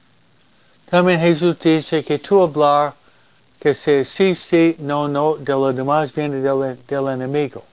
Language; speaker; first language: Spanish; non-native, fluent; English